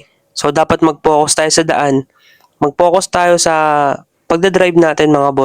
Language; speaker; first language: Filipino; native; Filipino